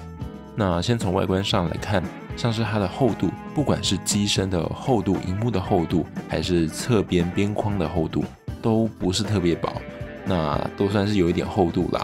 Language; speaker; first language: Chinese; native; Chinese